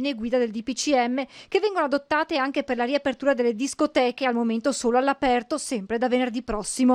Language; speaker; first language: Italian; native; Italian